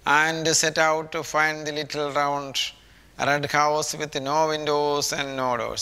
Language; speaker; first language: English; non-native, local second language; Malayalam